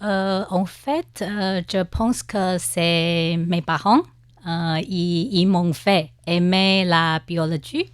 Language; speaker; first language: French; non-native, learner; Chinese